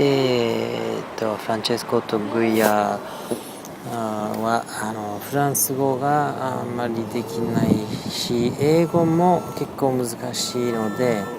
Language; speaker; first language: Japanese; non-native, fluent; French